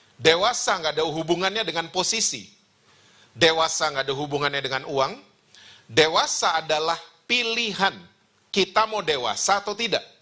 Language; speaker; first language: Indonesian; native; Indonesian